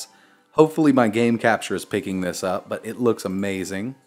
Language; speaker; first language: English; native; English